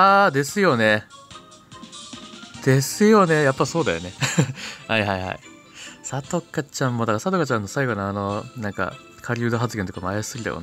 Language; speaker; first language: Japanese; native; Japanese